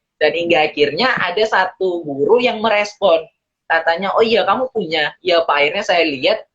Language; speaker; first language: Indonesian; early bilingual, heritage; Indonesian